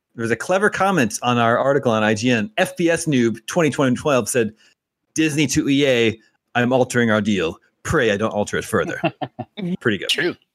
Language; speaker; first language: English; native; English